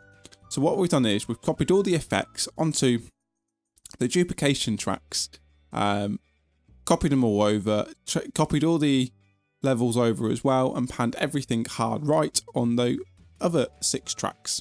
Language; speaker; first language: English; native; English